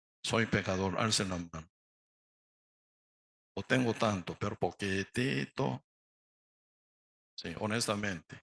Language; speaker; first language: Spanish; non-native, learner; Korean